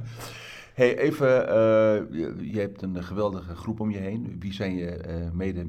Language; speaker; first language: Dutch; native; Dutch